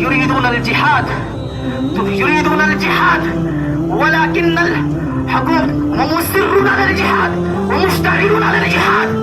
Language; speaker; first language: Arabic; non-native, fluent; Urdu